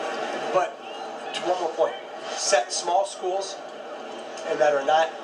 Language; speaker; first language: English; native; English